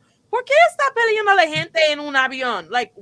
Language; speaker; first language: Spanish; non-native, fluent; English